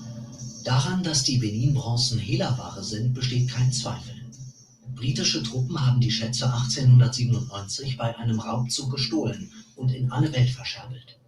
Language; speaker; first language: German; native; German